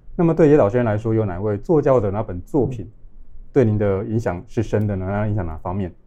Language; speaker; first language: Chinese; native; Chinese